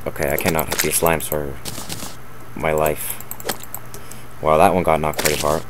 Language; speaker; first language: English; native; English